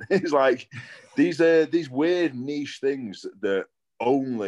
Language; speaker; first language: English; native; English